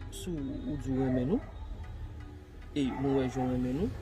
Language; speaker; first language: French; non-native, local second language; Haitian Creole